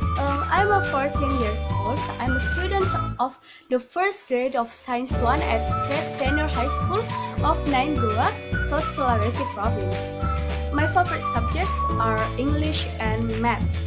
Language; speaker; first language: English; non-native, learner; Indonesian